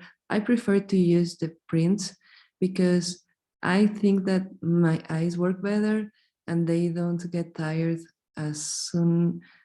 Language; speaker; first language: English; non-native, fluent; Spanish